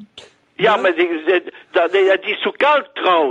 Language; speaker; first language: German; non-native, learner; French